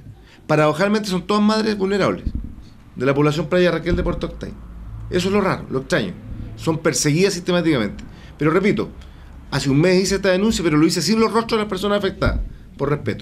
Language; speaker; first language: Spanish; native; Spanish